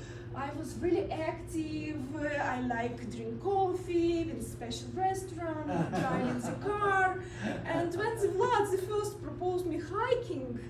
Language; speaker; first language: English; non-native, learner; Russian